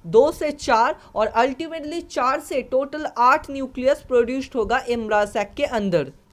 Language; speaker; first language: Hindi; non-native, local second language; Bangla